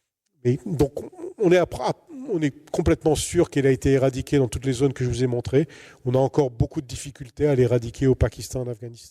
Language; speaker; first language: French; native; French